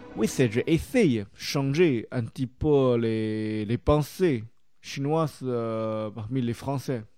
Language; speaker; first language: French; non-native, learner; Chinese